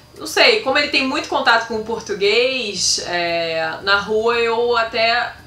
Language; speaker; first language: Portuguese; native; Portuguese